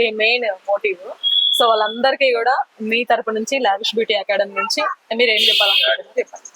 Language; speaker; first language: Telugu; native; Telugu